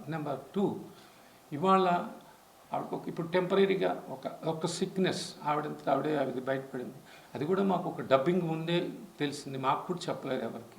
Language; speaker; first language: Telugu; native; Telugu